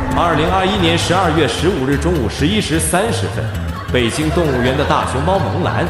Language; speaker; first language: Chinese; native; Chinese